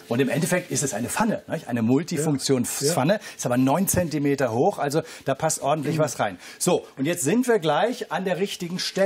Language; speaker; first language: German; native; German